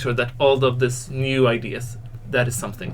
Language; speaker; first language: English; non-native, fluent; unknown